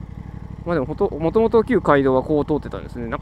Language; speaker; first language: Japanese; native; Japanese